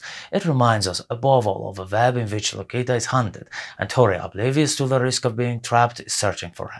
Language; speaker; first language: English; non-native, fluent; Persian